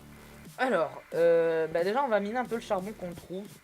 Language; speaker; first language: French; native; French